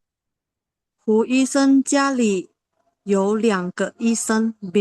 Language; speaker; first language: Chinese; non-native, learner; Indonesian